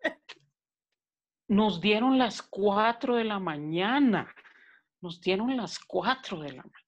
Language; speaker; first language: Spanish; native; Spanish